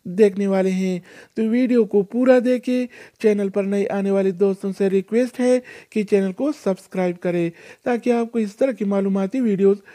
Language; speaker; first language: Urdu; non-native, local second language; Pashto